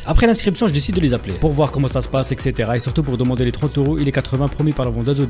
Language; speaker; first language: French; native; French